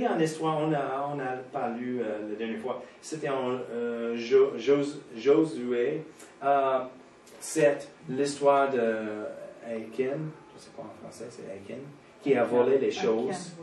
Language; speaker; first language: French; non-native, fluent; English